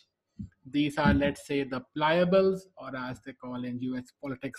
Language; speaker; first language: English; non-native, local second language; Hindi